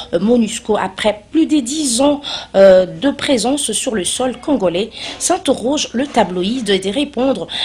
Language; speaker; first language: French; non-native, local second language; Lingala